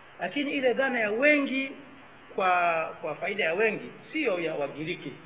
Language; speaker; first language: Swahili; native; Swahili